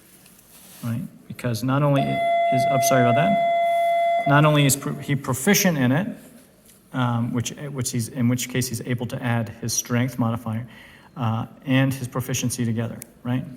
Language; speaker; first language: English; native; English